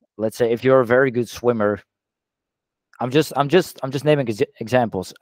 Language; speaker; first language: English; non-native, fluent; Dutch